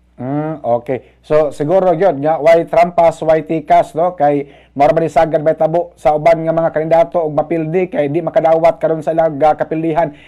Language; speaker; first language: Cebuano; native; Cebuano